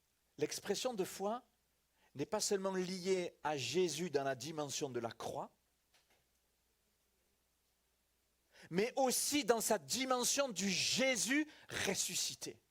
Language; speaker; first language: French; native; French